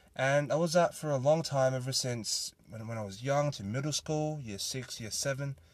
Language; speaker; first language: English; native; English